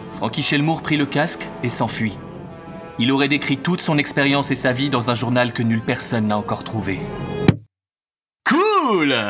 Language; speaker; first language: French; native; French